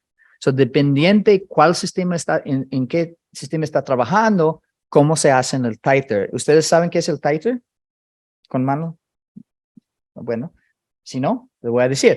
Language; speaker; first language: Spanish; non-native, fluent; English